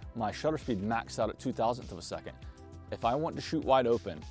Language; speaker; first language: English; native; English